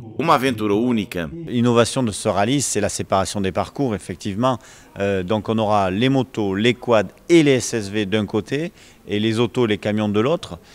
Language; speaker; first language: French; native; French